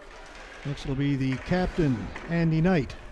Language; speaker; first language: English; native; English